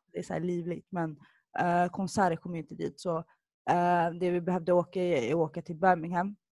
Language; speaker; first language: Swedish; early bilingual, other home language; Somali